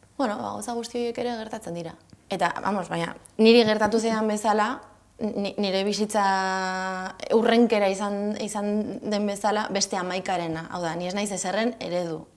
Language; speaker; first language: Basque; non-native, local second language; Spanish